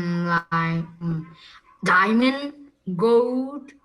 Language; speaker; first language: English; non-native, learner; Vietnamese